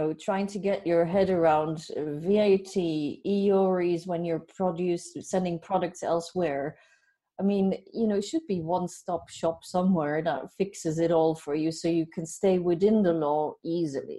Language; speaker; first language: English; native; English